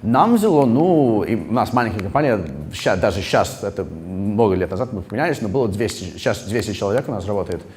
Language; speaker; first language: Russian; early bilingual, heritage; Russian